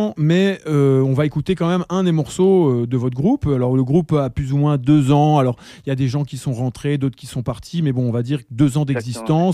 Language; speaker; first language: French; native; French